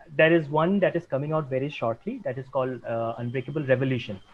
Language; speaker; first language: English; non-native, local second language; Assamese